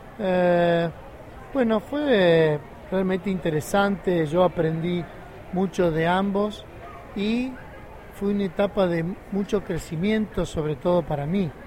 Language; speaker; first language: Spanish; native; Spanish